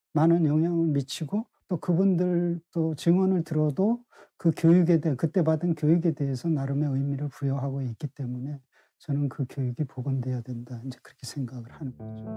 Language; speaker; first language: Korean; native; Korean